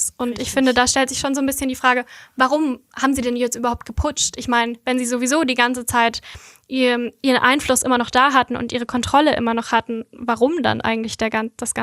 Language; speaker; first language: German; native; German